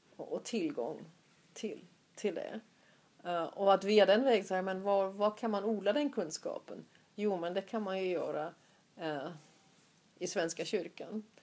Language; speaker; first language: Swedish; non-native, fluent; German